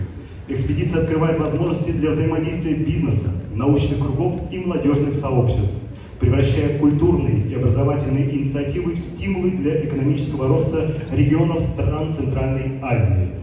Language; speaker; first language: Russian; native; Russian